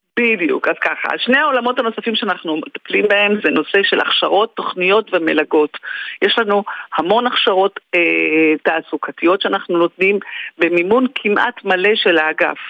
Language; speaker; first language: Hebrew; native; Hebrew